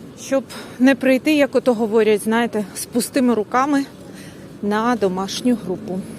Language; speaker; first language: Ukrainian; non-native, local second language; Russian